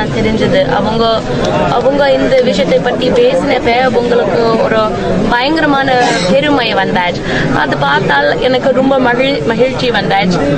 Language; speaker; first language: Tamil; non-native, fluent; English